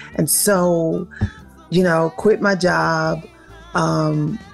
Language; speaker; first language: English; native; English